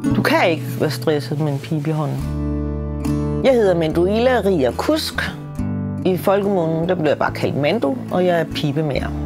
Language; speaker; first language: Danish; native; Danish